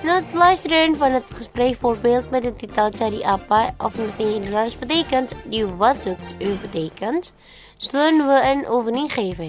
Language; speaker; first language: Dutch; non-native, learner; Indonesian